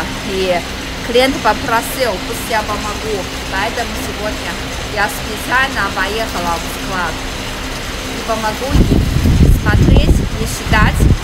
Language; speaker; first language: Russian; non-native, learner; Chinese